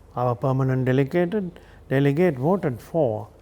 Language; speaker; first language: English; non-native, local second language; Sinhala